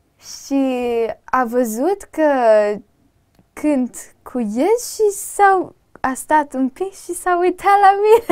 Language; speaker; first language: Romanian; early bilingual, heritage; Romanian